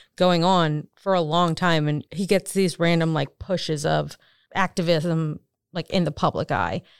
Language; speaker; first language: English; native; English